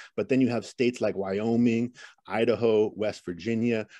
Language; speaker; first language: English; native; English